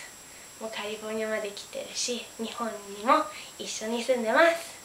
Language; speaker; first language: Japanese; early bilingual, heritage; Japanese